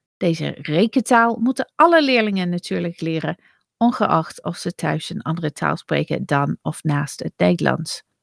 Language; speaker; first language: Dutch; non-native, fluent; English